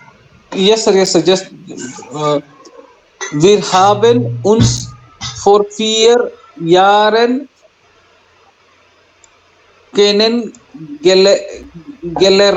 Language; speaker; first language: German; non-native, learner; Hindi